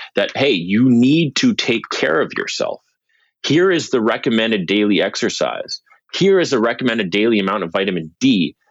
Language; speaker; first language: English; native; English